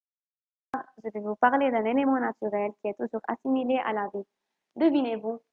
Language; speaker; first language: French; non-native, learner; Arabic